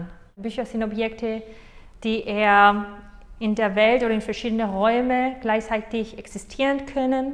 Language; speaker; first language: German; non-native, fluent; Spanish